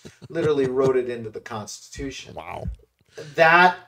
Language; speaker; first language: English; native; English